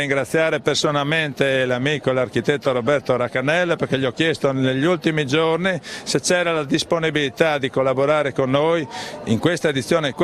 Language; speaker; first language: Italian; native; Italian